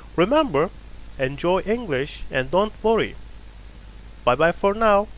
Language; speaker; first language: English; non-native, fluent; Turkish